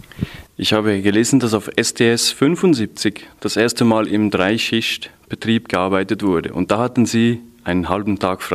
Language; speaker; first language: German; native; German